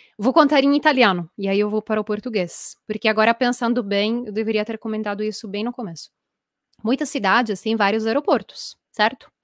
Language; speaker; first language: Portuguese; non-native, fluent; Italian